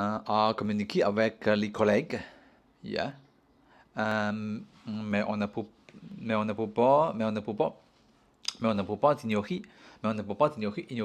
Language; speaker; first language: French; non-native, learner; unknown